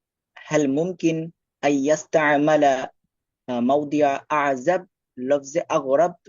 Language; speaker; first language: Arabic; non-native, learner; Bangla